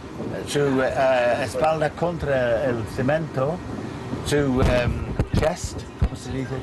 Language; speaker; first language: Spanish; non-native, learner; English